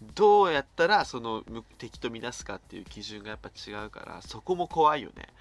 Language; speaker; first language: Japanese; native; Japanese